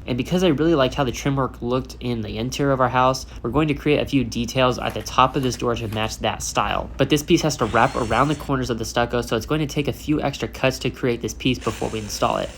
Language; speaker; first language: English; native; English